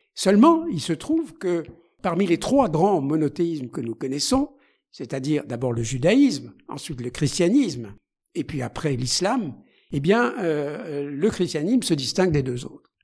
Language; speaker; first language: French; native; French